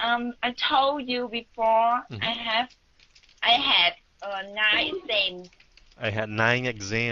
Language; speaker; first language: English; non-native, learner; Vietnamese